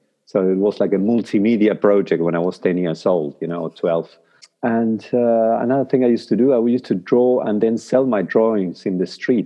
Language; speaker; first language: English; non-native, fluent; Spanish